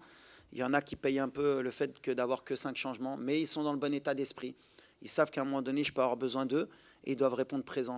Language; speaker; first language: French; native; French